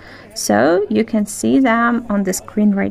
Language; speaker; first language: English; non-native, fluent; Russian